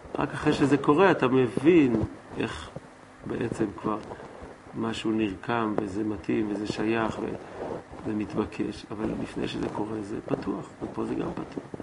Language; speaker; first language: Hebrew; native; Hebrew